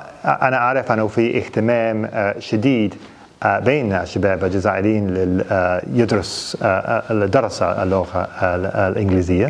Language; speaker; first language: Arabic; non-native, fluent; English